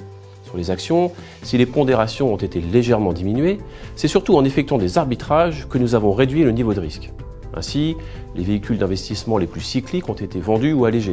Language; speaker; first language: French; native; French